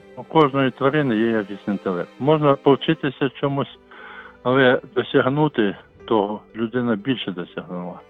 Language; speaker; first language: Ukrainian; non-native, local second language; Russian